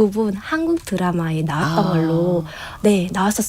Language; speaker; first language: Korean; non-native, fluent; Vietnamese